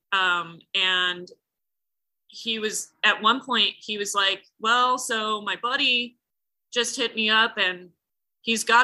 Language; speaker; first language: English; native; English